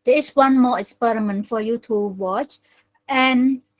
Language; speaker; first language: English; non-native, learner; Khmer